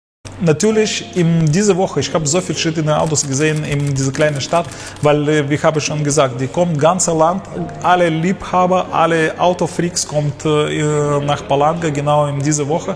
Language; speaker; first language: German; non-native, learner; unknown